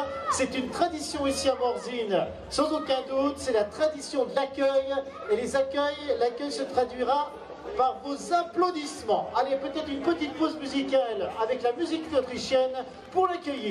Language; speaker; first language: French; native; French